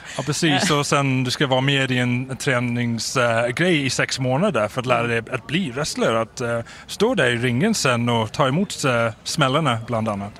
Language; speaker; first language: Swedish; non-native, fluent; English